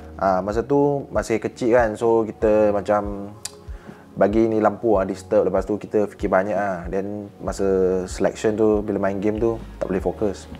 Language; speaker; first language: Malay; non-native, local second language; Min Nan Chinese